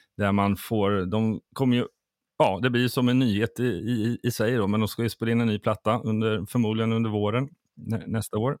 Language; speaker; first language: Swedish; native; Swedish